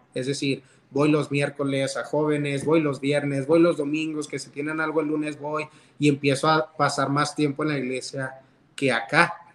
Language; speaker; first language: Spanish; early bilingual, heritage; Spanish